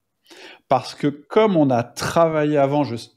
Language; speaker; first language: French; native; French